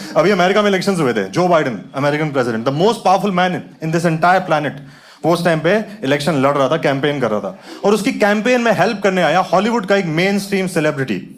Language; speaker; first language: Hindi; native; Hindi